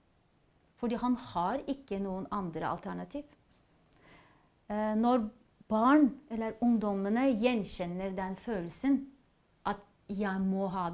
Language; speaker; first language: Norwegian; non-native, fluent; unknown